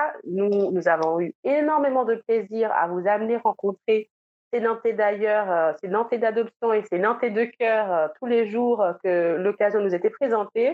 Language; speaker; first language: French; native; French